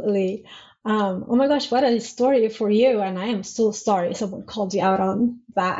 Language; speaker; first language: English; non-native, fluent; Arabic